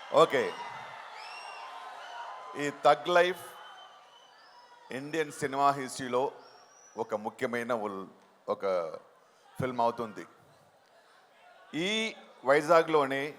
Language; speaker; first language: Telugu; non-native, local second language; Tamil